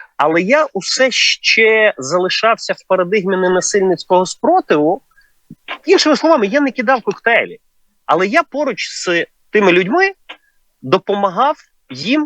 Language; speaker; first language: Ukrainian; native; Ukrainian